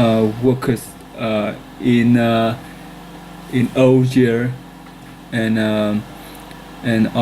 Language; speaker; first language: English; non-native, learner; Vietnamese